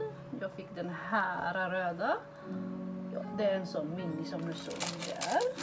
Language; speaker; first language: Swedish; non-native, fluent; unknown